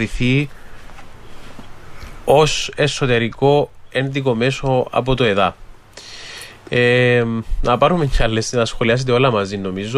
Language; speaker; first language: Greek; native; Greek